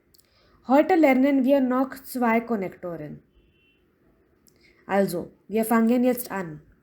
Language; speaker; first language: German; non-native, fluent; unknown